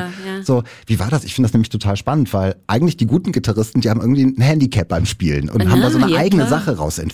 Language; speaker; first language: German; native; German